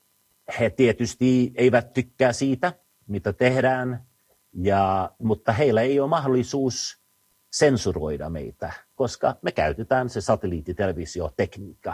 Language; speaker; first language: Finnish; non-native, fluent; Swedish